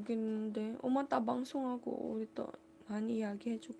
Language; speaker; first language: Korean; non-native, learner; Cebuano